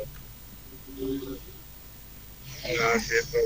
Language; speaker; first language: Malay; non-native, local second language; Javanese